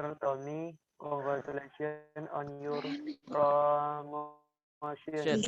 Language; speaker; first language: English; non-native, learner; Indonesian